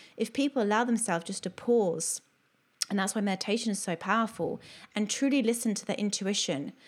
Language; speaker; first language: English; native; English